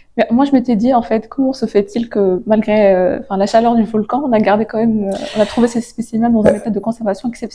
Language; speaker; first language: French; native; French